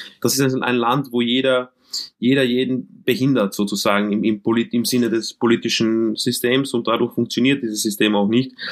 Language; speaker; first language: German; early bilingual, other home language; Croatian